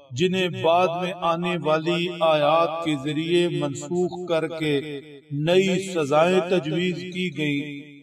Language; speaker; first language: Urdu; native; Urdu